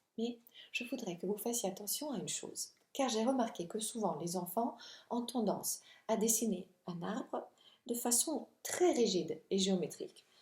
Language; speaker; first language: French; non-native, fluent; Italian